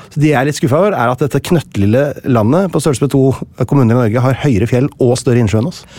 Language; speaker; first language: Norwegian; native; Norwegian